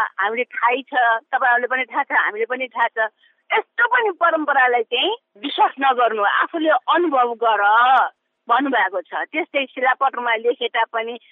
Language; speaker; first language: Nepali; non-native, local second language; Newari